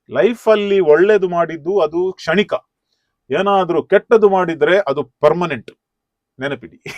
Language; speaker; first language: Kannada; non-native, local second language; Konkani